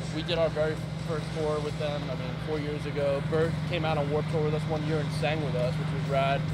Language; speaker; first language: English; native; English